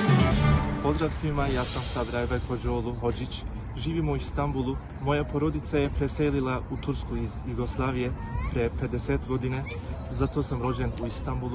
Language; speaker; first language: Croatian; early bilingual, heritage; Bosnian